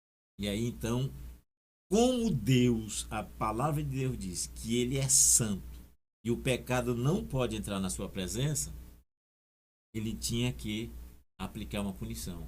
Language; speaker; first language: Portuguese; native; Portuguese